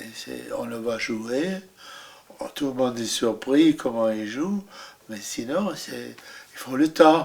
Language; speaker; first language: French; non-native, fluent; German